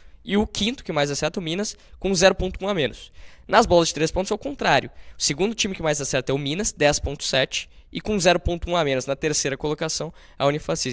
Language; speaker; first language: Portuguese; native; Portuguese